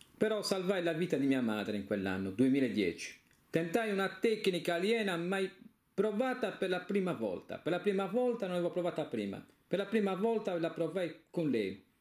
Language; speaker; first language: Italian; native; Italian